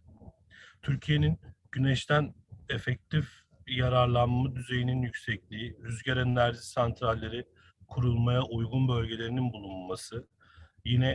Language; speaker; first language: Turkish; native; Turkish